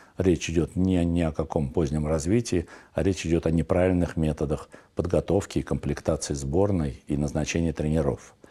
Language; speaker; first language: Russian; non-native, local second language; Armenian